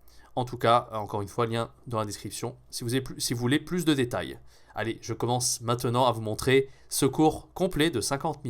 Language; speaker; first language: French; native; French